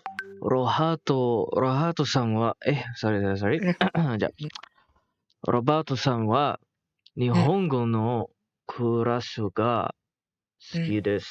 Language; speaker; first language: Japanese; non-native, learner; Malay